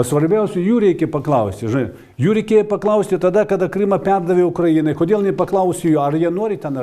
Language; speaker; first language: Lithuanian; non-native, local second language; Russian